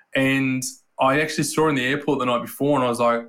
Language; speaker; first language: English; native; English